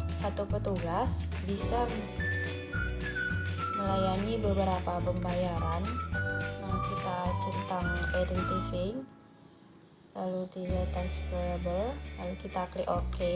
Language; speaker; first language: Indonesian; native; Indonesian